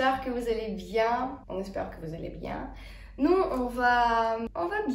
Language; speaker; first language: French; non-native, fluent; Estonian